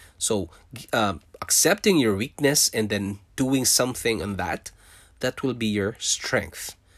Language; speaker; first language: English; non-native, local second language; Filipino